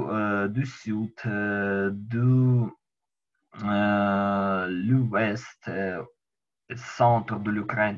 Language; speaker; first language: French; non-native, learner; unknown